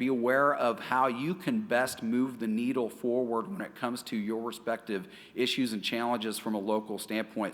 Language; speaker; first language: English; native; English